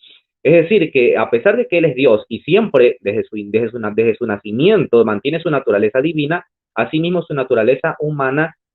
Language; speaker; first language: Spanish; native; Spanish